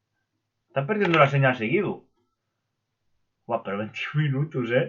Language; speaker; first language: Spanish; native; Spanish